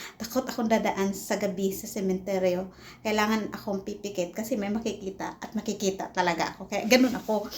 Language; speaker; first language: Filipino; non-native, local second language; Cebuano